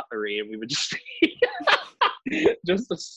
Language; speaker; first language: English; native; English